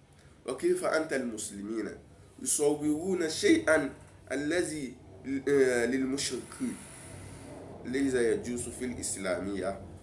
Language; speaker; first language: Arabic; non-native, learner; Yoruba